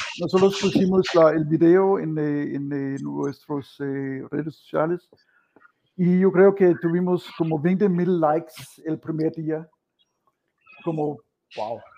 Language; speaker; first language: Spanish; non-native, fluent; Danish